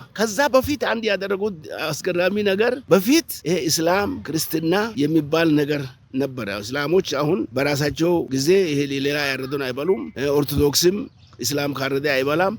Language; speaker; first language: Amharic; non-native, local second language; Oromo